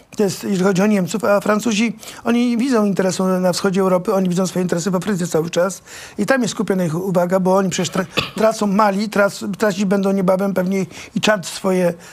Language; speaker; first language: Polish; native; Polish